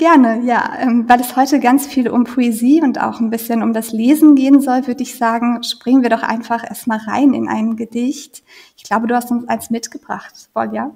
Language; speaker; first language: German; native; German